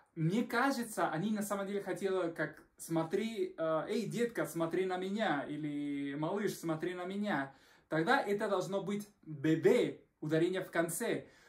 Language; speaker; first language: Russian; non-native, fluent; Spanish